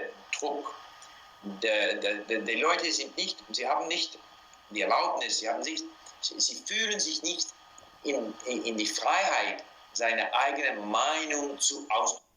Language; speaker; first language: German; non-native, fluent; English